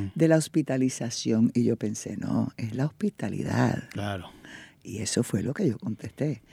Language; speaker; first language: Spanish; native; Spanish